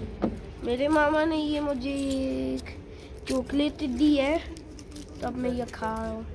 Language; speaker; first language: German; early bilingual, other home language; Urdu